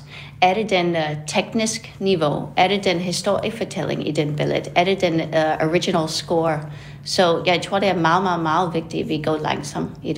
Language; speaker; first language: Danish; non-native, fluent; English